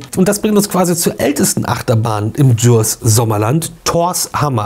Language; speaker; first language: German; native; German